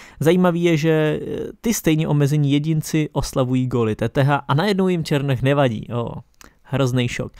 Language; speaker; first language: Czech; native; Czech